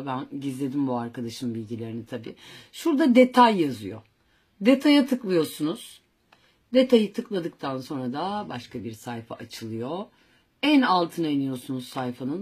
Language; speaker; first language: Turkish; native; Turkish